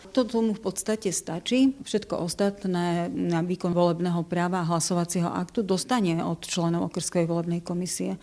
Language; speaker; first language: Slovak; native; Slovak